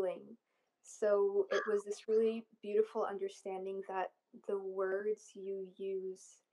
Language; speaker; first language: English; native; English